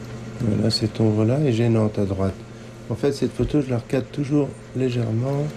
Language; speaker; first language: French; non-native, local second language; Arabic